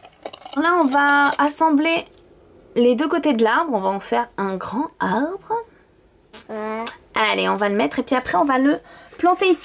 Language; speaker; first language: French; native; French